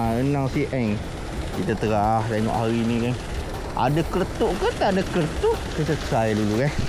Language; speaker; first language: Malay; native; Malay